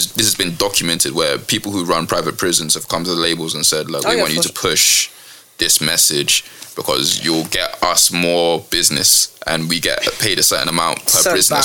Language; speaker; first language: English; native; English